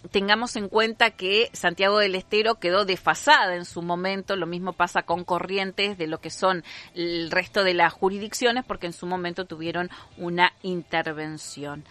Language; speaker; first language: Spanish; native; Spanish